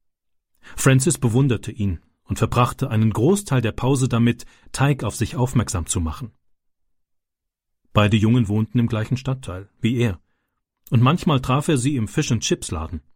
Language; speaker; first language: German; native; German